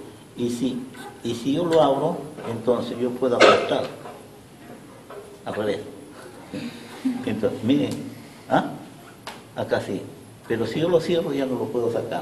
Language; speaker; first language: Spanish; native; Spanish